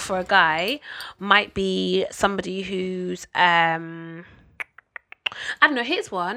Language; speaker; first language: English; native; English